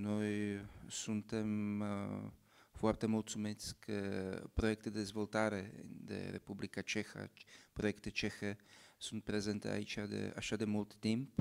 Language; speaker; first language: Romanian; non-native, fluent; Czech